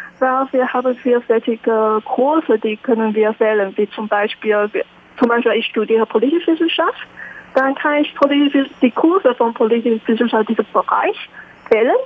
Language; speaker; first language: German; non-native, learner; Chinese